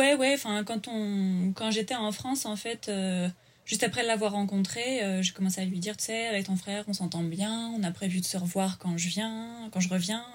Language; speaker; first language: French; native; French